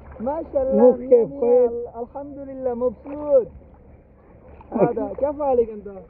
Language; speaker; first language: Arabic; non-native, learner; Bangla